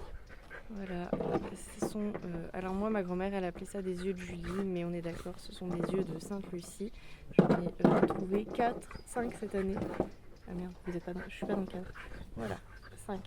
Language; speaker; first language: French; native; French